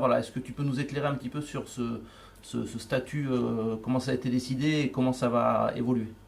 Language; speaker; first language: French; native; French